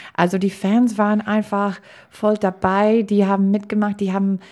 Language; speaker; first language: German; non-native, fluent; English